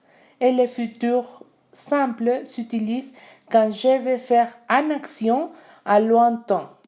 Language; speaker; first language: French; non-native, learner; Spanish